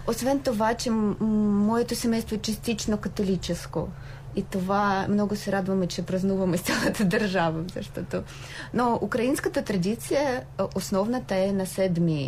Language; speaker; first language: Bulgarian; non-native, fluent; Ukrainian